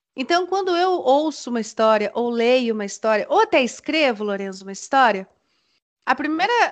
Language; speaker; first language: Portuguese; native; Portuguese